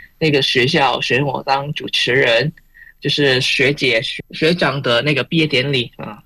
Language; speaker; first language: Chinese; non-native, fluent; Min Nan Chinese